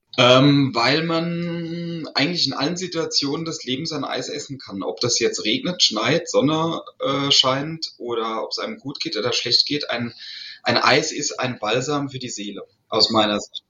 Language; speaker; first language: German; native; German